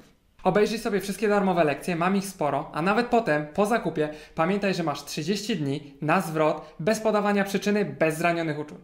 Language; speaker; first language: Polish; native; Polish